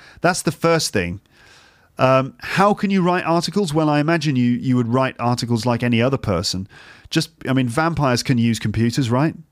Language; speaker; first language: English; native; English